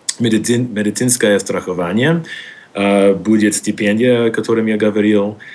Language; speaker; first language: Russian; non-native, fluent; English